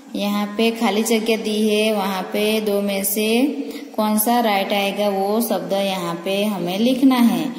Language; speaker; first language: Hindi; non-native, local second language; Gujarati